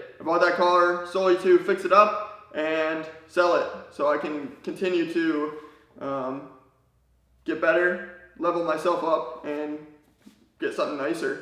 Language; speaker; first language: English; native; English